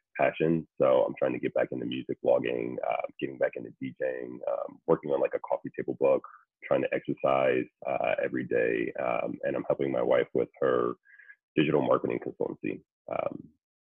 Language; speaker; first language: English; native; English